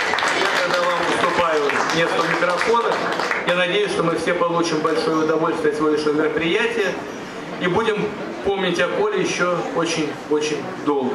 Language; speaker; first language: Russian; native; Russian